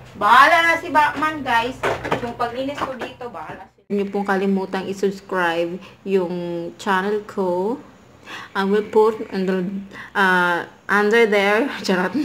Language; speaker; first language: Filipino; non-native, local second language; Cebuano